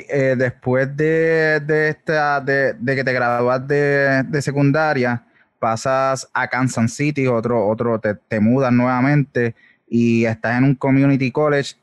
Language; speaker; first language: Spanish; native; Spanish